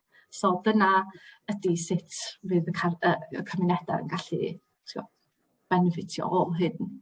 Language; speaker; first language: Welsh; native; Welsh